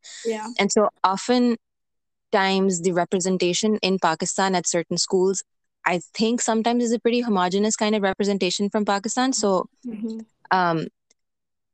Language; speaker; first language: English; non-native, local second language; Urdu